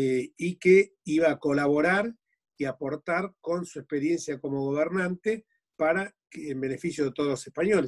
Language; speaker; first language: Spanish; native; Spanish